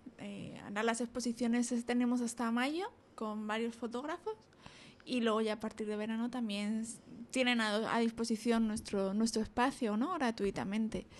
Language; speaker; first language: Spanish; native; Spanish